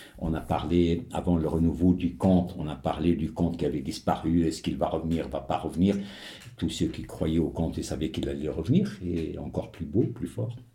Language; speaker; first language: French; non-native, local second language; Arabic